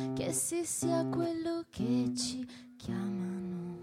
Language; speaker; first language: Italian; native; Italian